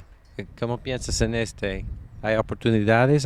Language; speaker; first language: Spanish; non-native, learner; English